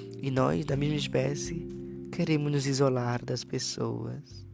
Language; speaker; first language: Portuguese; native; Portuguese